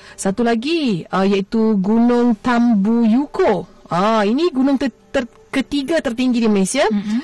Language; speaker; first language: Malay; native; Malay